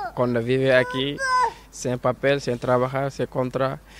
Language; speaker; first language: Spanish; non-native, learner; Wolof